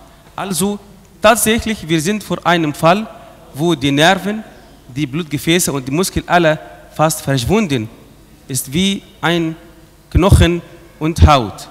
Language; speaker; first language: German; non-native, fluent; Arabic